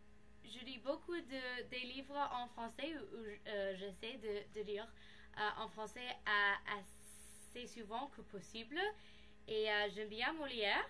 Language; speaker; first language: French; non-native, learner; English